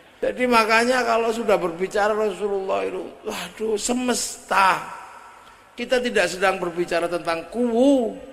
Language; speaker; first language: Indonesian; non-native, local second language; Javanese